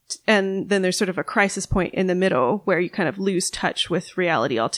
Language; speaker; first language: English; native; English